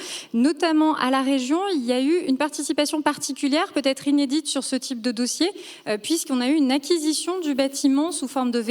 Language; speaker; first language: French; native; French